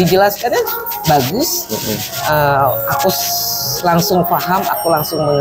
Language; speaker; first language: Indonesian; non-native, local second language; Javanese